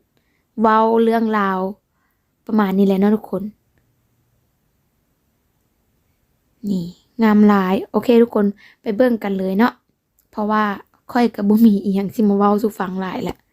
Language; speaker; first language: Thai; non-native, local second language; Lao